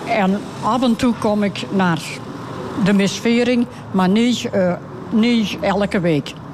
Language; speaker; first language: Dutch; native; Dutch